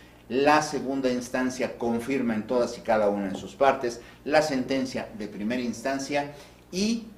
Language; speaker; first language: Spanish; native; Spanish